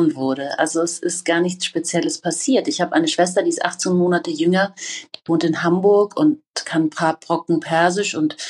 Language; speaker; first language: German; native; German